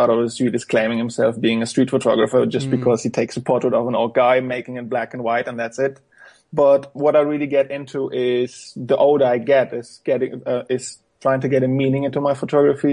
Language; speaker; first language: English; non-native, fluent; German